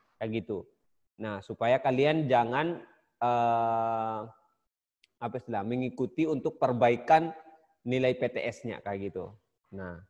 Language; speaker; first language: Indonesian; native; Indonesian